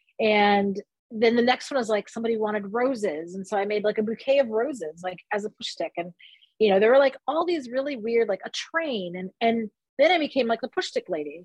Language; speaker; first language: English; native; English